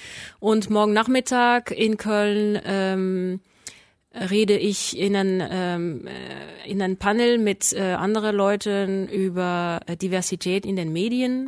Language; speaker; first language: German; non-native, fluent; French